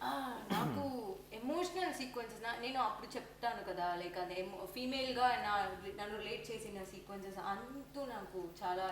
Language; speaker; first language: Telugu; non-native, learner; Tamil